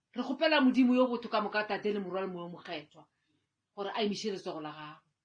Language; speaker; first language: Northern Sotho; native; Northern Sotho